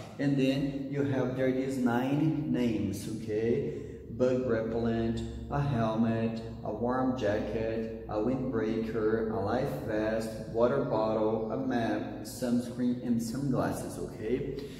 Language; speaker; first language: English; non-native, fluent; Portuguese